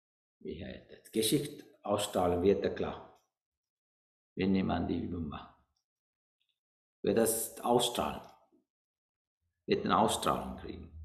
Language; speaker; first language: German; non-native, learner; Sinhala